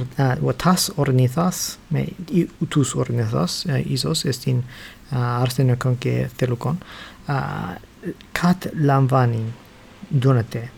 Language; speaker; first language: Greek; non-native, learner; English